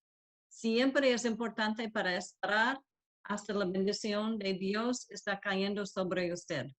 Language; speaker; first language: Spanish; non-native, learner; English